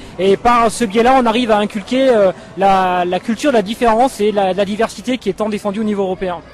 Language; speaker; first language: French; native; French